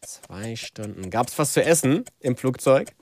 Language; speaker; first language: German; native; German